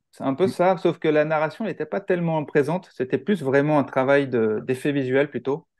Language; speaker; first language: French; native; French